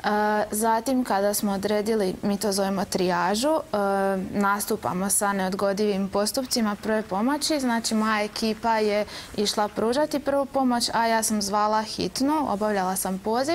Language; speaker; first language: Croatian; native; Croatian